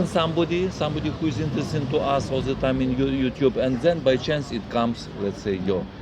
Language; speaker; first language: English; non-native, learner; Russian